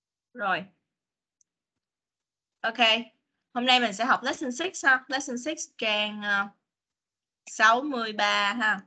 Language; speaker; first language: Vietnamese; native; Vietnamese